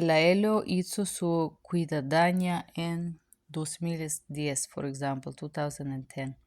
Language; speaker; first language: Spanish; non-native, fluent; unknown